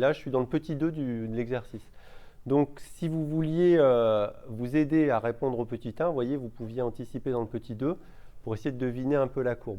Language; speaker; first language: French; native; French